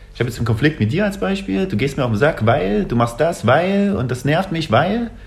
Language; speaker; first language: German; early bilingual, other home language; Russian